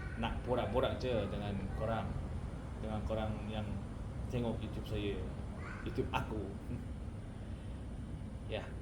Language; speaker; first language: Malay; non-native, learner; Korean